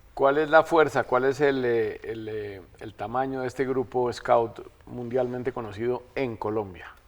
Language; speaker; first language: Spanish; native; Spanish